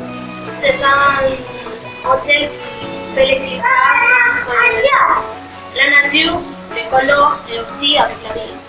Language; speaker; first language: French; non-native, learner; Spanish